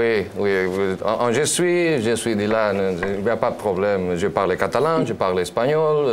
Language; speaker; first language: French; non-native, learner; Spanish